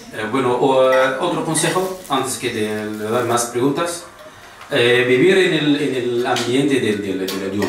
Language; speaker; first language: Spanish; non-native, fluent; Arabic